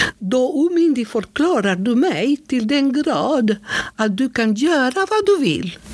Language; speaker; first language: Swedish; non-native, fluent; Spanish